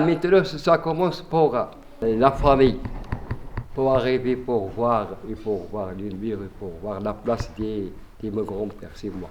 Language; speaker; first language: French; non-native, learner; Arabic